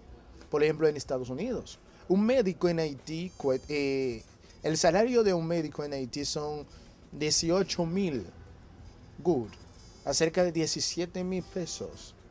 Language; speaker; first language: Spanish; non-native, fluent; Haitian Creole